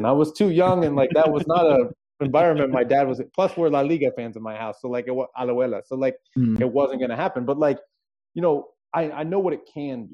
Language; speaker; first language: English; native; English